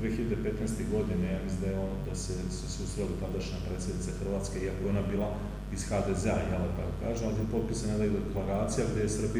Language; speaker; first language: Serbian; native; Serbian